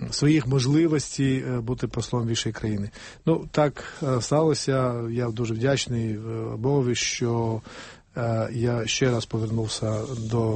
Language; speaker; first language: Ukrainian; non-native, fluent; Georgian